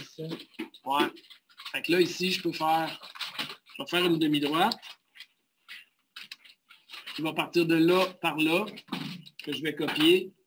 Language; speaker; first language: French; native; French